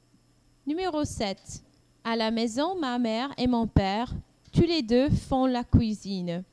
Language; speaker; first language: French; non-native, learner; English